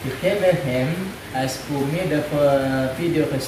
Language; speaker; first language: Dutch; non-native, learner; Indonesian